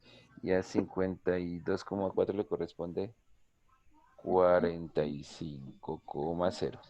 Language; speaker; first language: Spanish; native; Spanish